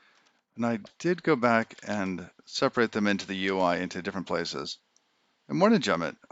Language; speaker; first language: English; native; English